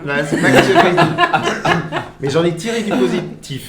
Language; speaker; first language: French; native; French